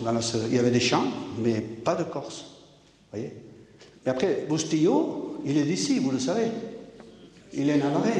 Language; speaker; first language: French; native; French